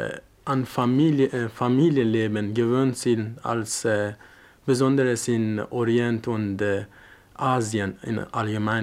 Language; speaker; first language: German; non-native, fluent; Persian